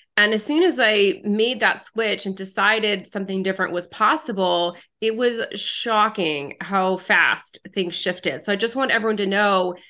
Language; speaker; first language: English; early bilingual, other home language; French